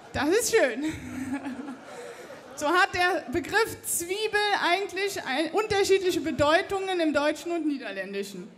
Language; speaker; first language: German; native; German